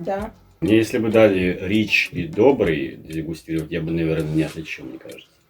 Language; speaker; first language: Russian; native; Russian